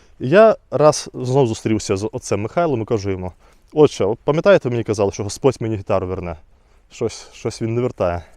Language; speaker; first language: Ukrainian; non-native, fluent; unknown